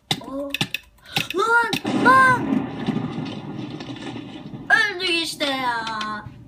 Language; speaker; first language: Turkish; native; Turkish